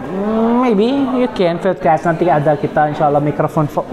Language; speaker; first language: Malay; non-native, learner; Arabic